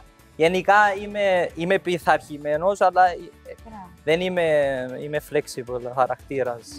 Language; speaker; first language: Greek; early bilingual, heritage; English